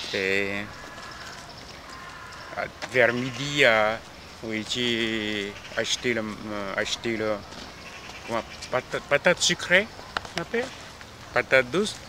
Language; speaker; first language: French; non-native, fluent; Korean